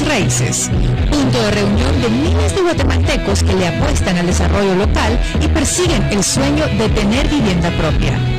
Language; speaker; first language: Spanish; native; Spanish